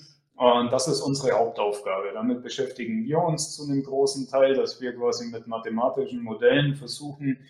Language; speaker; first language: German; native; German